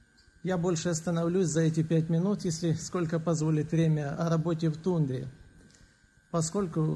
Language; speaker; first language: Russian; native; Russian